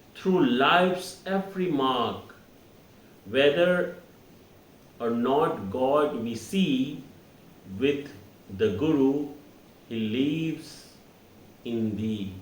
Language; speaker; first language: English; non-native, local second language; Hindi